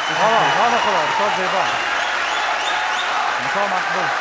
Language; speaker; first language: Persian; native; Persian